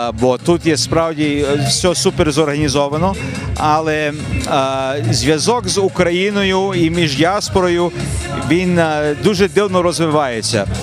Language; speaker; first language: Ukrainian; early bilingual, heritage; Ukrainian